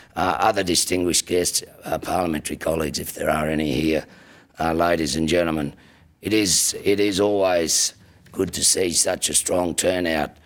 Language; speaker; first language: English; native; English